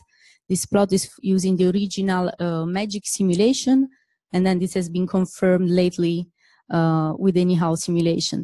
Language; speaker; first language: English; non-native, fluent; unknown